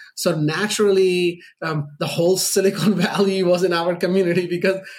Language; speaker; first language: English; non-native, local second language; Urdu